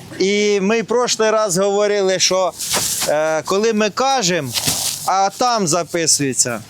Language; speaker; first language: Ukrainian; non-native, local second language; Russian